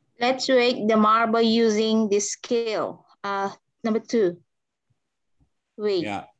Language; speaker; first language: English; non-native, learner; Indonesian